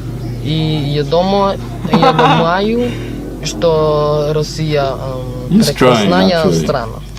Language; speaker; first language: Russian; non-native, learner; Filipino